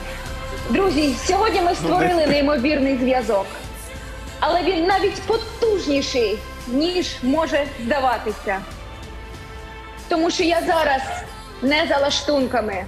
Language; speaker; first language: Ukrainian; native; Ukrainian